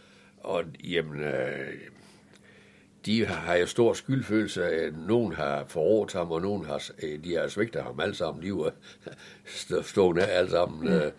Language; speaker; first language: Danish; native; Danish